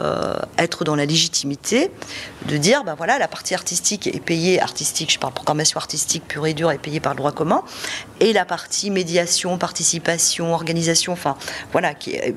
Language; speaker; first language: French; native; French